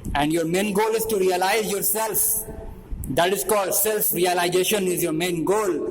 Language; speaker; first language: English; non-native, local second language; Hindi